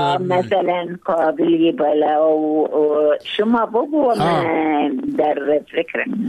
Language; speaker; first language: Persian; non-native, learner; Arabic